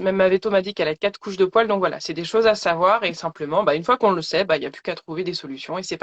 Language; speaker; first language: French; native; French